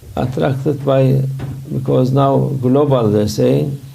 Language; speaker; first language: English; non-native, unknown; Turkish